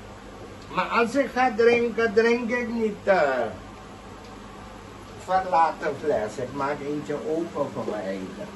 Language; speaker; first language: Dutch; non-native, local second language; Caribbean Hindustani